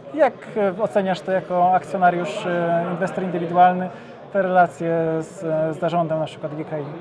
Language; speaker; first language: Polish; native; Polish